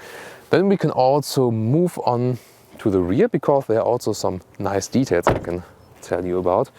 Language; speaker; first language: English; non-native, fluent; German